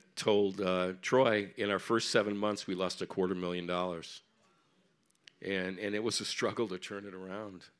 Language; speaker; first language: English; native; English